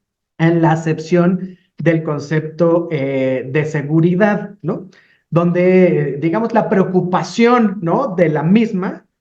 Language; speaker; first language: Spanish; native; Spanish